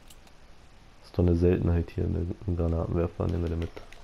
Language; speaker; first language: German; native; German